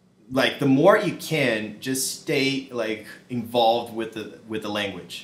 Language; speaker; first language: English; non-native, fluent; Portuguese